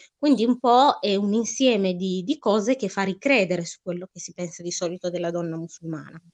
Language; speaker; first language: Italian; early bilingual, other home language; Arabic